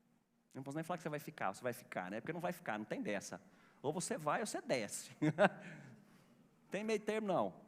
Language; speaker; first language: Portuguese; native; Portuguese